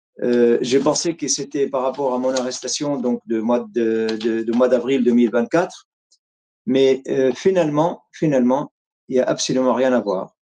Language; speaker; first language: French; non-native, fluent; Arabic